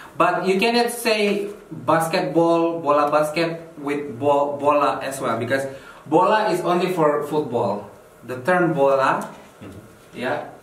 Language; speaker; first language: English; non-native, fluent; Indonesian